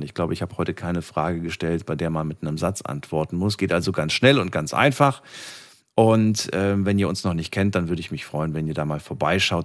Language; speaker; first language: German; native; German